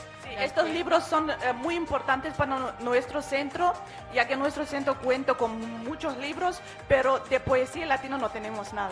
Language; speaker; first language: Spanish; non-native, fluent; Azerbaijani